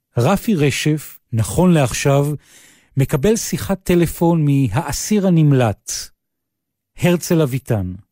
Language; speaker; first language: Hebrew; native; Hebrew